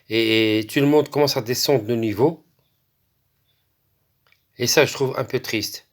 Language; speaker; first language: French; non-native, local second language; Arabic